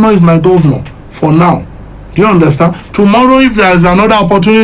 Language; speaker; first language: English; non-native, local second language; Yoruba